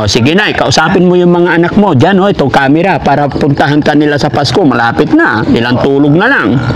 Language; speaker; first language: Filipino; native; Filipino